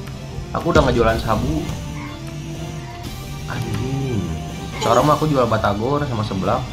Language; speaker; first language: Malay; non-native, local second language; Sundanese